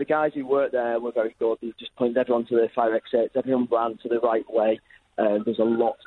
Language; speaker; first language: English; native; English